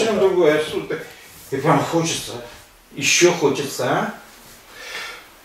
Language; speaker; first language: Russian; native; Russian